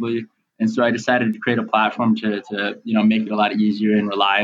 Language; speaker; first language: English; native; English